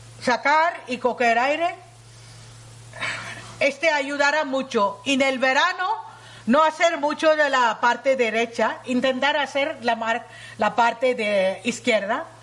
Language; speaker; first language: Spanish; non-native, learner; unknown